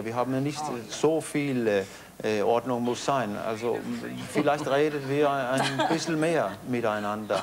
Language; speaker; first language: German; non-native, fluent; Danish